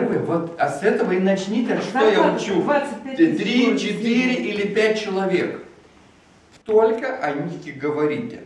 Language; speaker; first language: Russian; non-native, fluent; Lithuanian